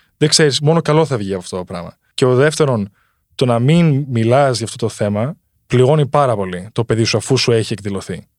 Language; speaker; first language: Greek; early bilingual, heritage; Greek